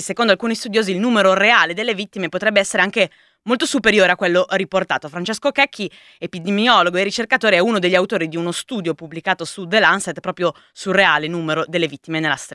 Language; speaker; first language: Italian; native; Italian